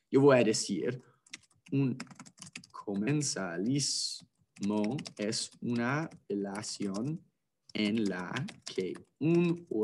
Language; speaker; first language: Spanish; non-native, fluent; English